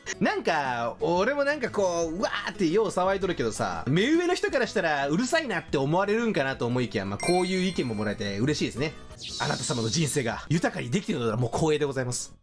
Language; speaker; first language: Japanese; native; Japanese